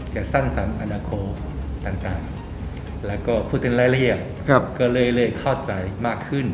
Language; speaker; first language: Thai; non-native, learner; Chinese